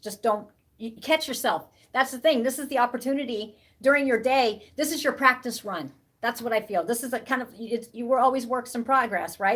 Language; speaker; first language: English; native; English